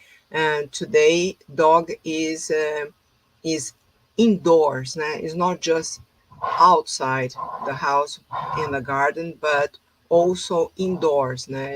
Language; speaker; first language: English; non-native, fluent; Portuguese